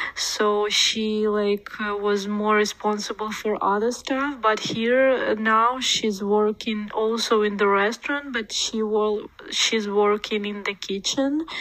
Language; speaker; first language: English; non-native, learner; Ukrainian